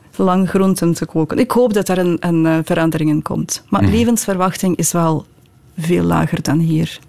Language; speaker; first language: Dutch; non-native, fluent; Ukrainian